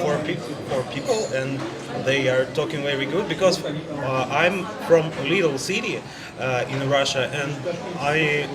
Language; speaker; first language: English; non-native, learner; Russian